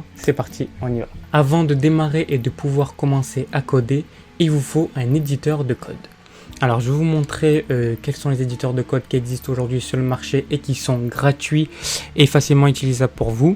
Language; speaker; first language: French; native; French